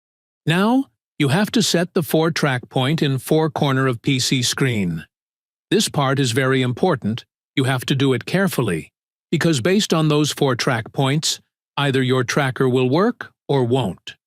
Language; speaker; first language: English; non-native, local second language; Bangla